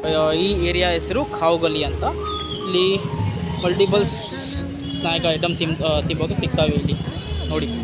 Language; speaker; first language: Kannada; early bilingual, heritage; Kannada